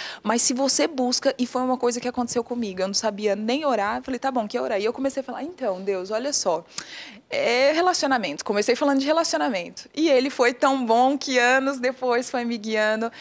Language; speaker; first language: Portuguese; native; Portuguese